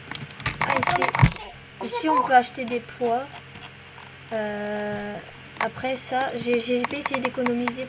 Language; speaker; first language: French; native; French